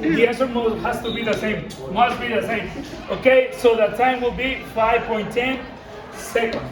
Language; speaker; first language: English; non-native, fluent; Spanish